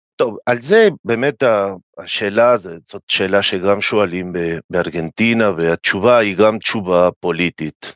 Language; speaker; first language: Hebrew; non-native, fluent; Spanish